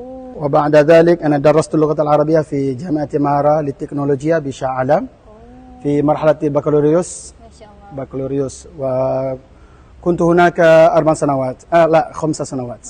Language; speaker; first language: Arabic; non-native, fluent; Malay